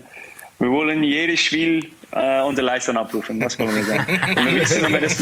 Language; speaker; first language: German; non-native, fluent; English